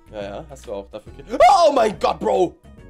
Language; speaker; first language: German; native; German